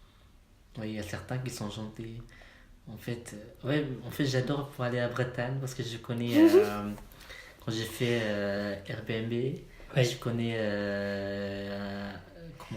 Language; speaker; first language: French; non-native, learner; Malay